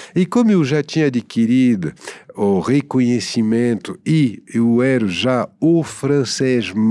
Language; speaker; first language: Portuguese; non-native, fluent; French